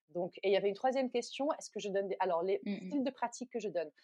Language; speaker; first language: French; non-native, fluent; Dutch